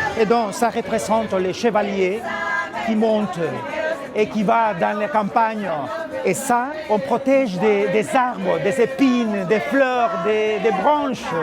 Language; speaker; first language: French; non-native, fluent; Spanish